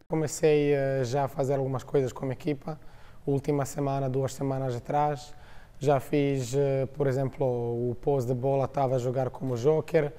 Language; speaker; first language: Portuguese; non-native, fluent; Croatian